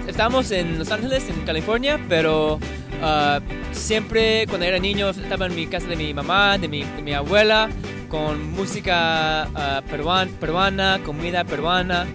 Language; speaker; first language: Spanish; early bilingual, heritage; English